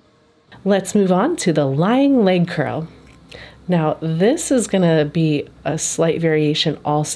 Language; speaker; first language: English; native; English